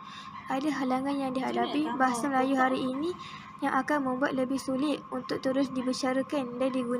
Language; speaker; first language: Malay; native; Malay